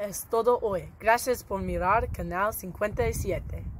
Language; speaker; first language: Spanish; non-native, learner; English